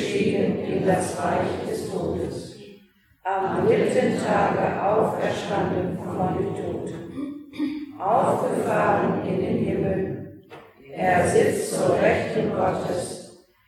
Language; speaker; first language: German; native; German